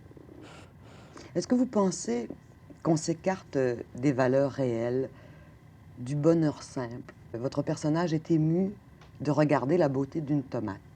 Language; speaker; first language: French; native; French